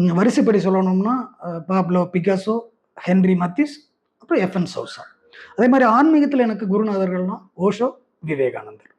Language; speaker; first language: Tamil; non-native, local second language; Malayalam